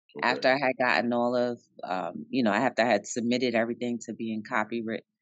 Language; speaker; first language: English; native; English